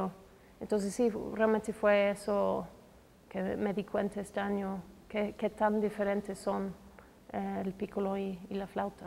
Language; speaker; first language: Spanish; non-native, fluent; English